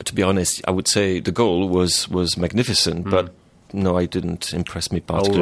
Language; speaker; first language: English; non-native, fluent; French